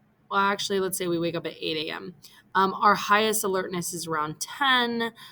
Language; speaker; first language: English; native; English